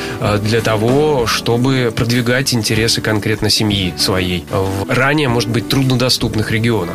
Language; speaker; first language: Russian; native; Russian